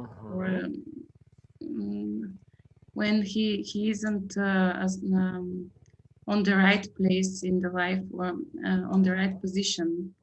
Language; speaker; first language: English; non-native, learner; Bulgarian